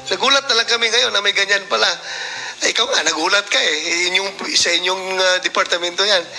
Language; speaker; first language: Filipino; native; Filipino